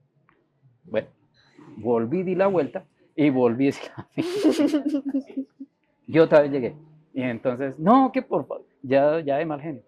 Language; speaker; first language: Spanish; native; Spanish